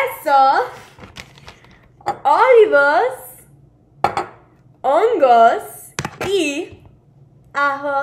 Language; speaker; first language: Spanish; non-native, learner; English